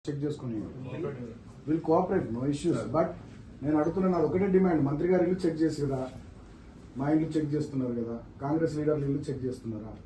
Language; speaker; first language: Telugu; native; Telugu